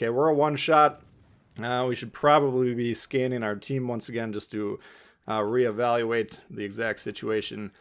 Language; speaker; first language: English; native; English